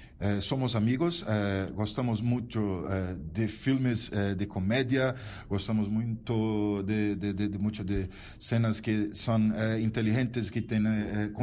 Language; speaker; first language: Spanish; non-native, learner; Portuguese